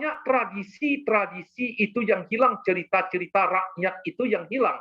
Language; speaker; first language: Indonesian; native; Indonesian